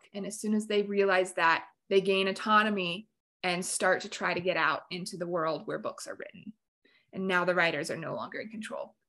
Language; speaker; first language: English; native; English